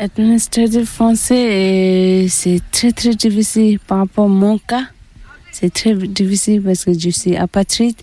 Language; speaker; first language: French; non-native, learner; Tibetan